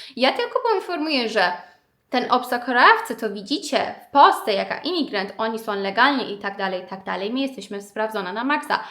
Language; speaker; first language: Polish; non-native, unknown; Persian